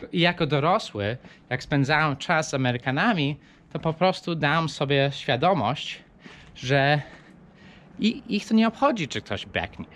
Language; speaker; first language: Polish; early bilingual, heritage; English